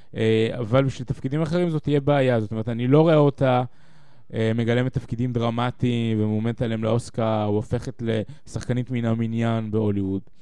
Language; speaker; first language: Hebrew; native; Hebrew